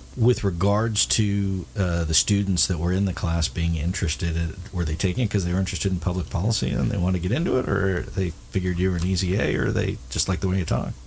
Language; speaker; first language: English; native; English